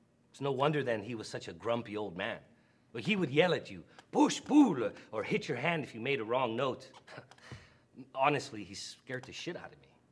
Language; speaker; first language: English; early bilingual, other home language; Spanish